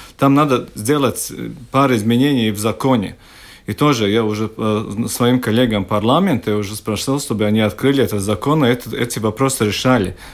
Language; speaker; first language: Russian; non-native, local second language; Latvian